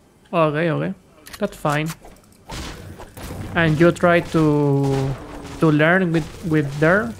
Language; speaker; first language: English; non-native, learner; Spanish